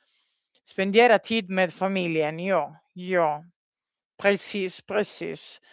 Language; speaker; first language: Swedish; non-native, learner; Italian